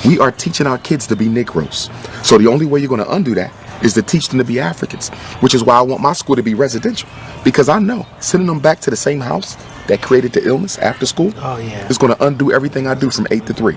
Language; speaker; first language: English; native; English